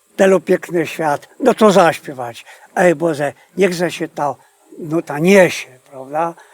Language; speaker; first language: Polish; native; Polish